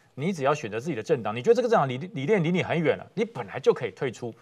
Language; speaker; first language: Chinese; native; Chinese